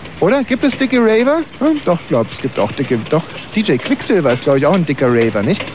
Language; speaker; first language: German; native; German